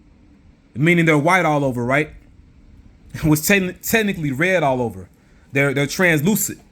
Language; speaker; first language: English; native; English